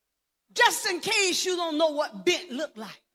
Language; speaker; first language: English; native; English